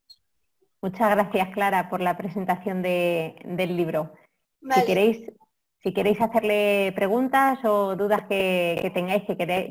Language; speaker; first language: Spanish; native; Spanish